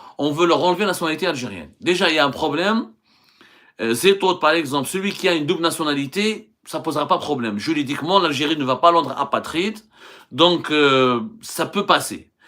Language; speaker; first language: French; non-native, local second language; Arabic